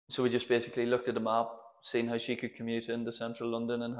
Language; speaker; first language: English; native; English